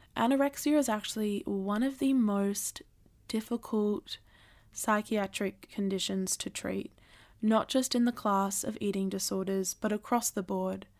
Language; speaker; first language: English; native; English